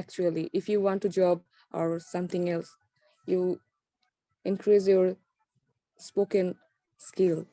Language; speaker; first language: English; non-native, learner; Bangla